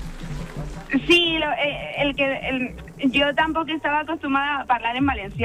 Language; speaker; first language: Catalan; non-native, local second language; Spanish